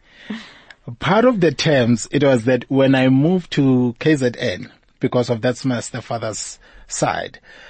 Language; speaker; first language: English; non-native, local second language; Zulu